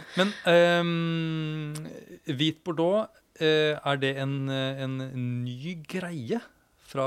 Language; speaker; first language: Norwegian; native; Norwegian